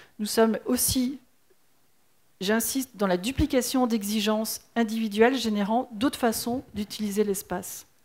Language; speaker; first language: French; native; French